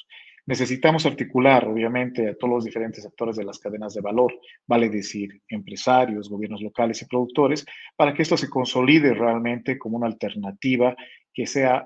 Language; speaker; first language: Spanish; native; Spanish